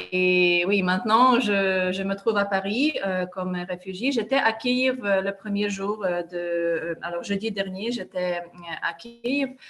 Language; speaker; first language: French; non-native, fluent; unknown